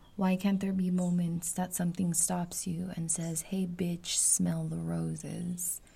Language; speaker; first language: English; early bilingual, other home language; Spanish